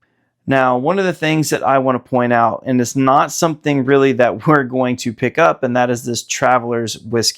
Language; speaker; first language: English; native; English